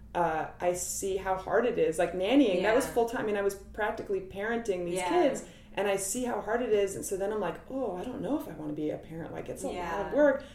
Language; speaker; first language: English; native; English